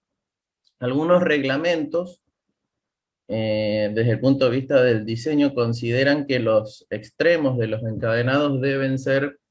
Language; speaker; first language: Spanish; native; Spanish